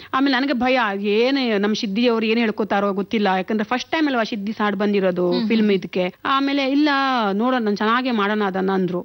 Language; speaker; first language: Kannada; non-native, local second language; Konkani